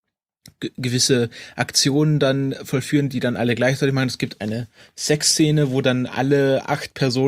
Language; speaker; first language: German; native; German